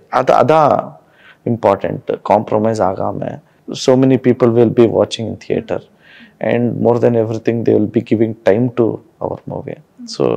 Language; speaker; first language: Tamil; non-native, learner; Kannada